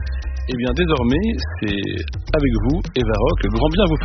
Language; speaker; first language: French; native; French